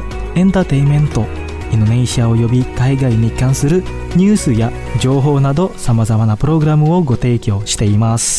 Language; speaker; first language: Japanese; non-native, fluent; Indonesian